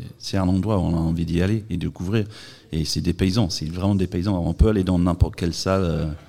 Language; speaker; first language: French; non-native, fluent; English